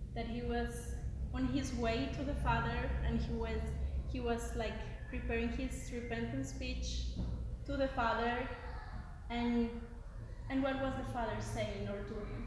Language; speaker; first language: English; non-native, fluent; Spanish